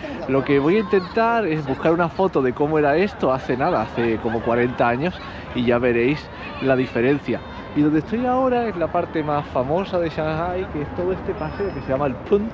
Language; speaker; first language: Spanish; native; Spanish